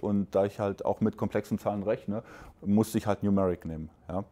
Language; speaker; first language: German; native; German